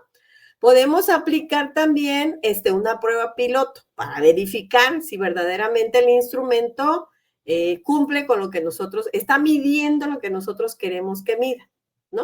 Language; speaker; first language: Spanish; native; Spanish